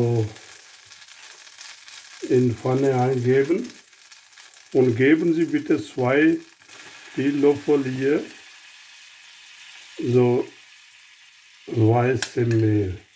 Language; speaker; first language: German; non-native, learner; Urdu